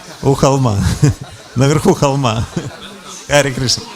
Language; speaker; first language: Russian; non-native, local second language; Lithuanian